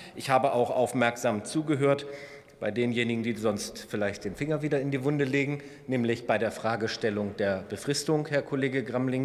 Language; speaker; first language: German; native; German